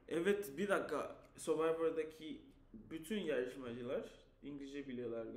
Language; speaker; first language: Turkish; non-native, learner; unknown